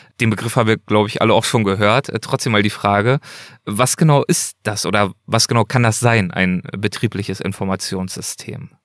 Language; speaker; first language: German; native; German